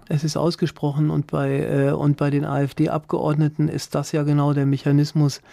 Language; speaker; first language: German; native; German